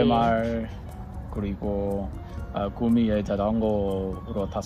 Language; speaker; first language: Korean; non-native, learner; English